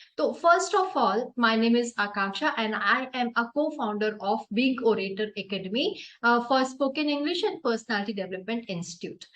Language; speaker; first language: Hindi; native; Hindi